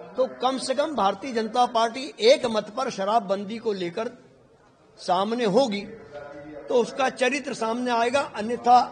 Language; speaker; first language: Hindi; native; Hindi